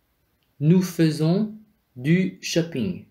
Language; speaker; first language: French; non-native, fluent; Vietnamese